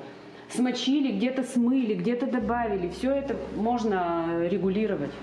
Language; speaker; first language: Russian; native; Russian